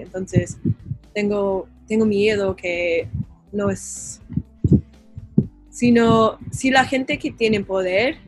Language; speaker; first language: Spanish; non-native, learner; English